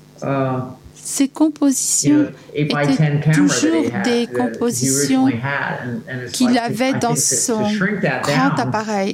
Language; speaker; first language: French; non-native, learner; English